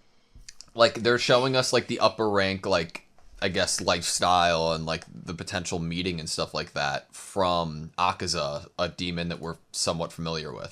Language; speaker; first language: English; native; English